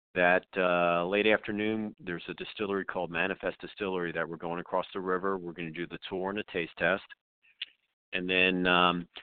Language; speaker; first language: English; native; English